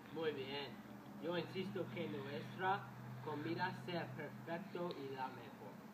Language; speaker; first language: Spanish; non-native, learner; English